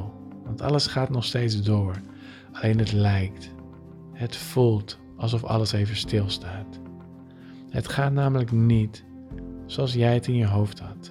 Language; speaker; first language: Dutch; native; Dutch